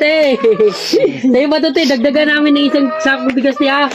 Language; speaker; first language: Filipino; non-native, local second language; Cebuano